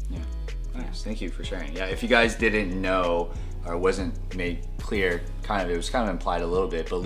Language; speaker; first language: English; native; English